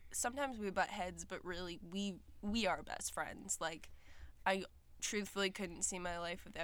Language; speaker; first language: English; native; English